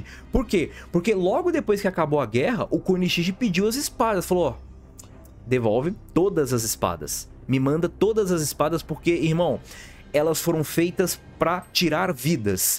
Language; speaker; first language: Portuguese; native; Portuguese